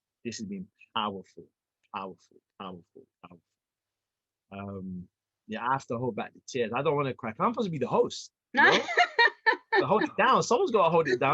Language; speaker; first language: English; native; English